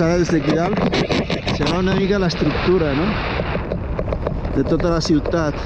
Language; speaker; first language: Catalan; native; Catalan